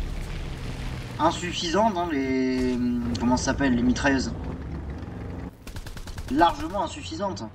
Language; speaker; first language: French; native; French